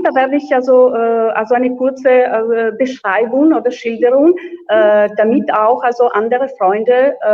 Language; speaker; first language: German; non-native, fluent; Italian